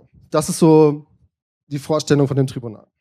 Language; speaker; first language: German; native; German